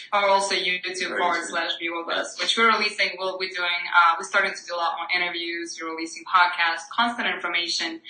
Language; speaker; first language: English; non-native, fluent; Ukrainian